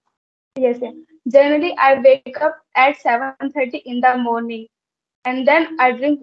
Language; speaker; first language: English; non-native, learner; Hindi